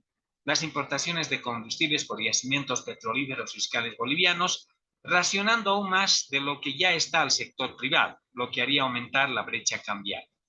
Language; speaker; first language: Spanish; native; Spanish